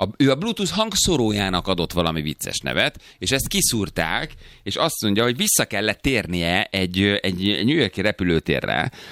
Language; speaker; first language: Hungarian; native; Hungarian